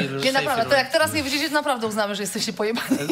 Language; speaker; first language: Polish; native; Polish